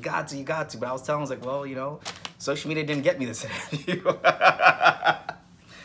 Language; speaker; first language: English; native; English